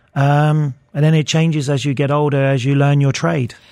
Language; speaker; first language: English; native; English